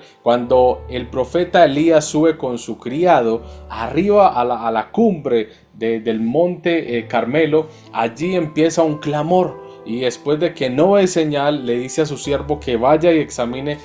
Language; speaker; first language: Spanish; native; Spanish